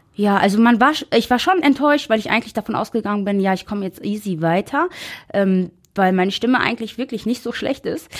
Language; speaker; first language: German; native; German